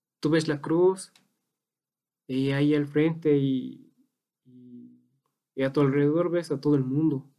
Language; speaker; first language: Spanish; native; Spanish